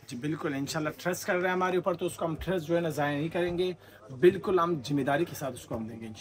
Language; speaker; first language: Urdu; native; Urdu